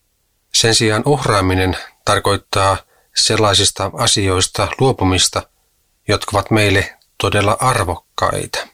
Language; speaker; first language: Finnish; native; Finnish